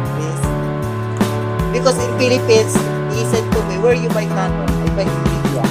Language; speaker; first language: English; non-native, learner; Filipino